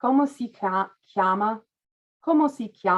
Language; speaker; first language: Italian; non-native, learner; English